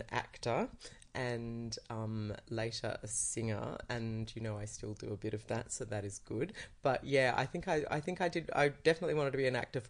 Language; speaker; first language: English; native; English